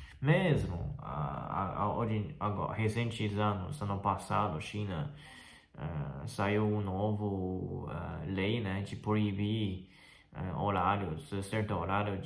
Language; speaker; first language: Portuguese; non-native, fluent; Chinese